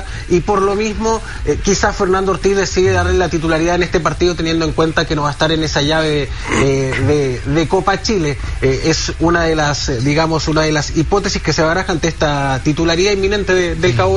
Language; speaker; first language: Spanish; native; Spanish